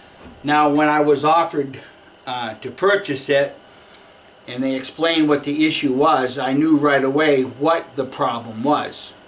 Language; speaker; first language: English; native; English